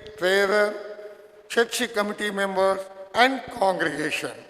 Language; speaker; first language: English; non-native, local second language; Telugu